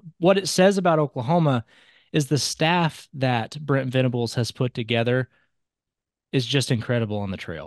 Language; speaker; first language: English; native; English